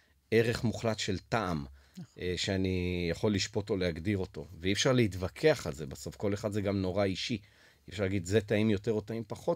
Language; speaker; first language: Hebrew; native; Hebrew